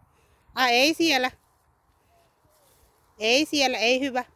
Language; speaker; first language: Finnish; non-native, learner; Cebuano